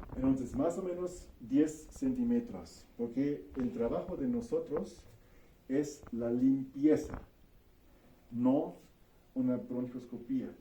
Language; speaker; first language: Spanish; non-native, fluent; German